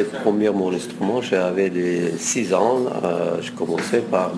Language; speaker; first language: French; non-native, fluent; Russian